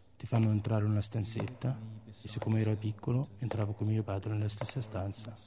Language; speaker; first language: Italian; non-native, fluent; Arabic